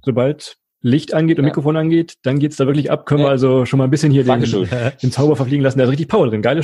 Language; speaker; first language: German; native; German